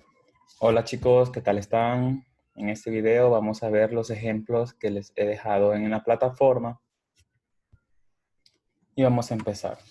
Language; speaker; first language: Spanish; native; Spanish